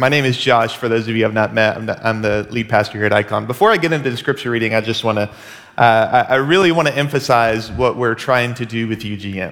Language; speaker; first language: English; native; English